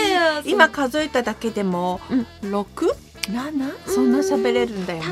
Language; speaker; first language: Japanese; native; Japanese